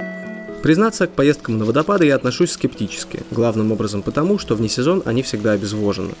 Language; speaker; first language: Russian; native; Russian